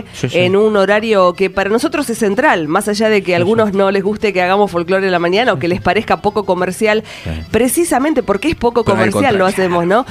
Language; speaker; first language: Spanish; native; Spanish